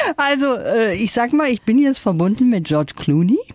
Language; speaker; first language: German; native; German